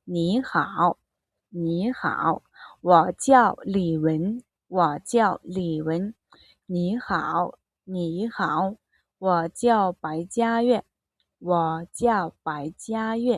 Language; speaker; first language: Chinese; non-native, fluent; Mongolian